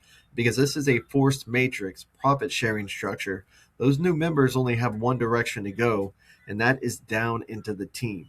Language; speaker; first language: English; native; English